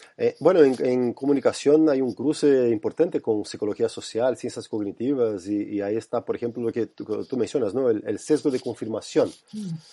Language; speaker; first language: Spanish; non-native, fluent; Portuguese